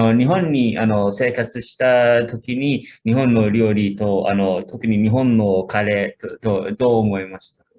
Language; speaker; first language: Japanese; non-native, fluent; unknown